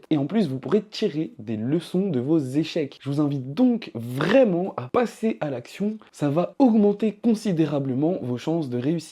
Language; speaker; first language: French; native; French